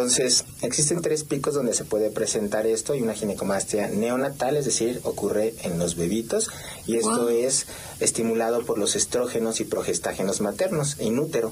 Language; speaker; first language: Spanish; native; Spanish